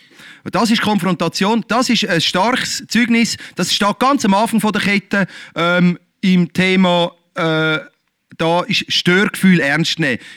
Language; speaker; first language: German; native; German